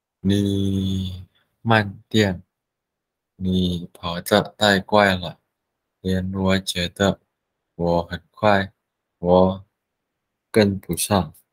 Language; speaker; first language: Chinese; non-native, learner; Vietnamese